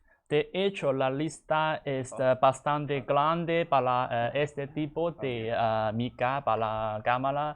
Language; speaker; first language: Spanish; non-native, learner; Chinese